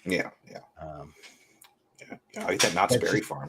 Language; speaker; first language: English; native; English